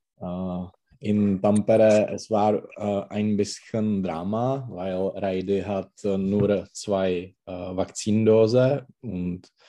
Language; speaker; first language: German; non-native, learner; Czech